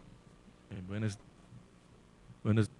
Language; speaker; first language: Spanish; non-native, learner; Portuguese